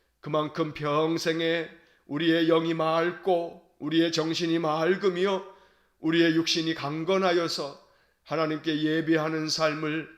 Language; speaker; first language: Korean; native; Korean